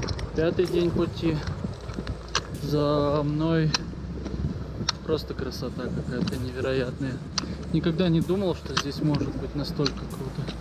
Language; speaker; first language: Russian; native; Russian